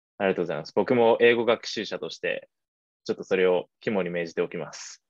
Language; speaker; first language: Japanese; native; Japanese